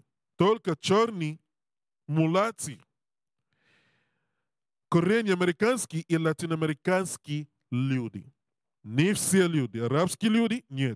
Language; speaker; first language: Russian; non-native, learner; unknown